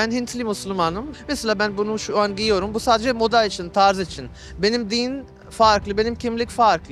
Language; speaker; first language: Turkish; non-native, learner; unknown